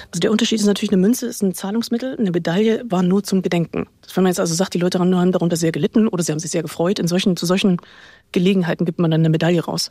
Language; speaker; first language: German; native; German